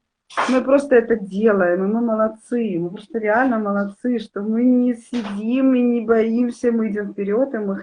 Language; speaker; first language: Russian; native; Russian